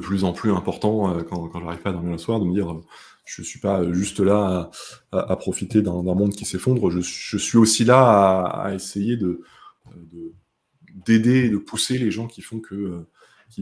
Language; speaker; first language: French; native; French